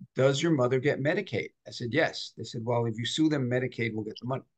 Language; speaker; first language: English; native; English